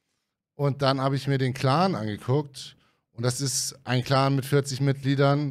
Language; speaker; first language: German; native; German